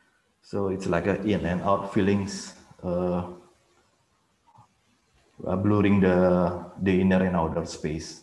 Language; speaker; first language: English; non-native, fluent; Indonesian